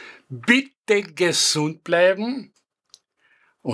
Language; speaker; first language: German; non-native, fluent; Greek